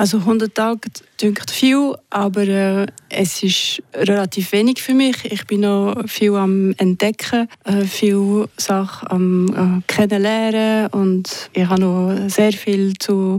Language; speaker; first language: German; non-native, local second language; French